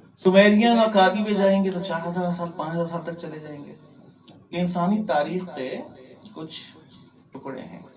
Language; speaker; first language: Urdu; native; Urdu